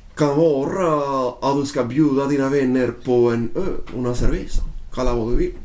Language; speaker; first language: Swedish; non-native, fluent; Spanish